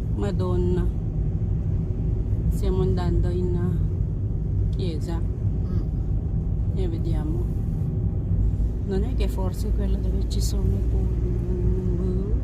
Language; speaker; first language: Italian; non-native, fluent; Filipino